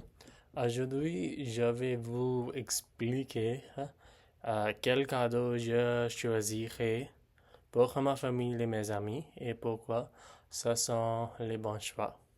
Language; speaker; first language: French; non-native, learner; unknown